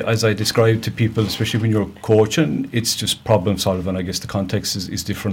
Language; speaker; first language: English; native; English